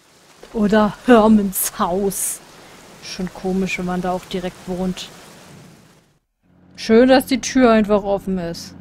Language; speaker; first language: German; native; German